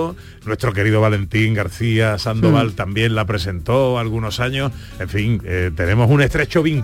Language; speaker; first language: Spanish; native; Spanish